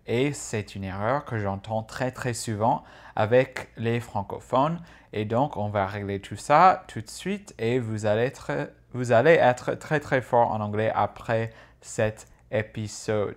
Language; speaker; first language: French; non-native, fluent; English